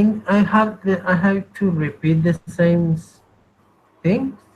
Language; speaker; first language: English; non-native, learner; Spanish